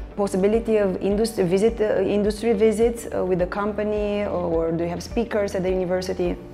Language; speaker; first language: English; non-native, fluent; Romanian